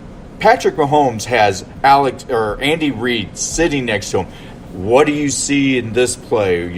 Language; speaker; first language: English; native; English